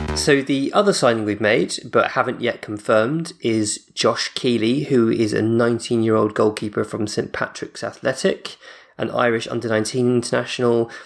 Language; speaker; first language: English; native; English